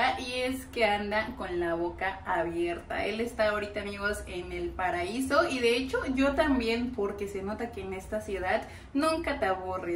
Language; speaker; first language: Spanish; native; Spanish